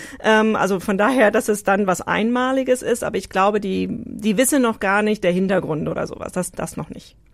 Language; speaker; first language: German; non-native, fluent; English